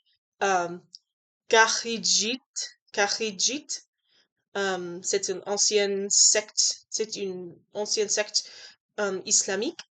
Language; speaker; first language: French; non-native, learner; English